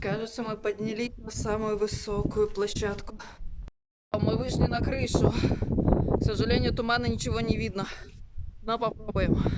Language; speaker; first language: Russian; native; Russian